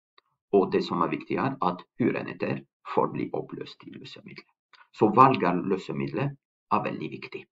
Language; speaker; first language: Norwegian; non-native, fluent; French